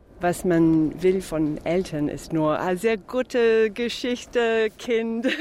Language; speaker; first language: German; non-native, fluent; English